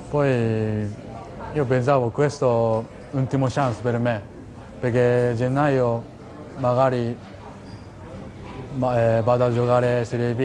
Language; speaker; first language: Italian; non-native, learner; Japanese